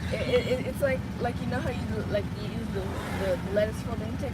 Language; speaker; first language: English; native; English